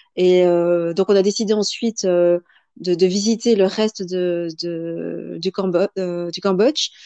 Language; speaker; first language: French; early bilingual, other home language; Vietnamese